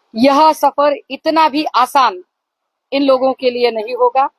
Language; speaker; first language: Hindi; non-native, local second language; Marathi